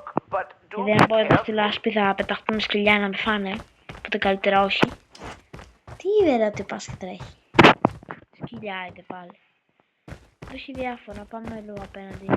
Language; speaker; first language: Greek; native; Greek